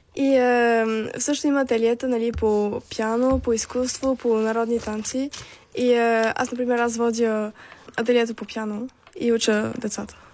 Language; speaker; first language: Bulgarian; early bilingual, heritage; Bulgarian